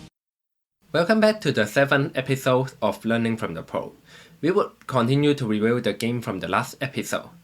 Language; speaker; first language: English; non-native, fluent; Chinese